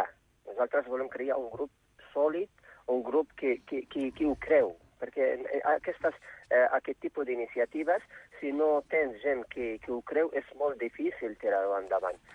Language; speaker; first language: Catalan; non-native, fluent; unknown